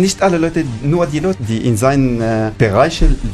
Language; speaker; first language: German; non-native, learner; Arabic